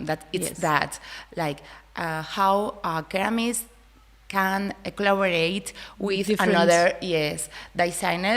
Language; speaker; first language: English; non-native, learner; Spanish